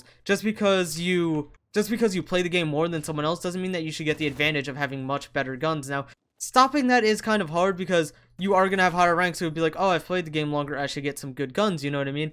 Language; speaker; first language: English; native; English